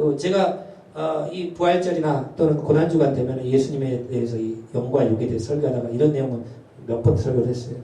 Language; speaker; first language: Korean; native; Korean